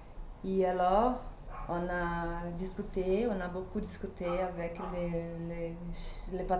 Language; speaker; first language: French; non-native, fluent; Portuguese